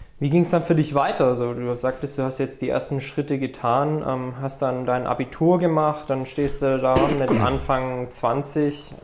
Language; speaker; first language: German; native; German